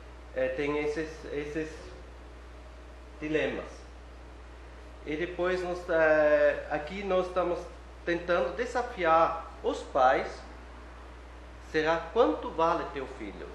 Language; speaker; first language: Portuguese; non-native, fluent; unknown